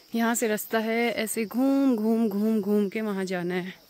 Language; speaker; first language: Hindi; native; Hindi